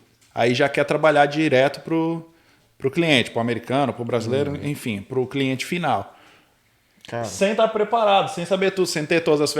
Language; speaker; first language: Portuguese; native; Portuguese